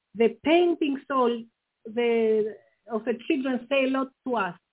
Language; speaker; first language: English; non-native, fluent; Greek